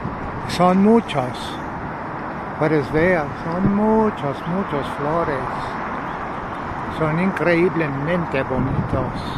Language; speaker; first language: Spanish; non-native, learner; English